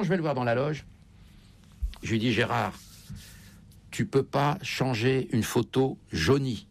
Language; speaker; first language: French; native; French